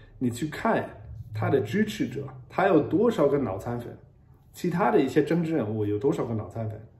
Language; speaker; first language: Chinese; non-native, fluent; German